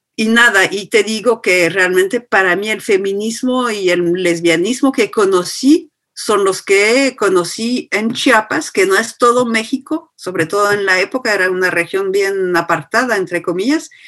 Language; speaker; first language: Spanish; non-native, fluent; French